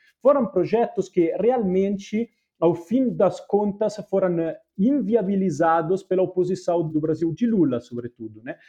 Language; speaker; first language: Portuguese; non-native, fluent; Spanish